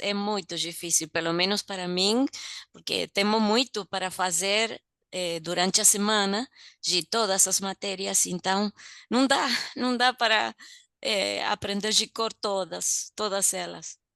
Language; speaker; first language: Portuguese; non-native, learner; Spanish